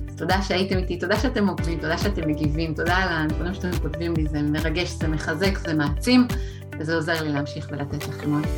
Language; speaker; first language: Hebrew; native; Hebrew